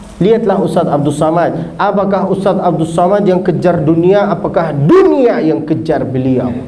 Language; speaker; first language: Malay; non-native, fluent; Arabic